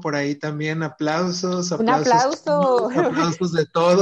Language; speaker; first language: Spanish; native; Spanish